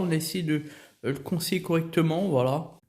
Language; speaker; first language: French; native; French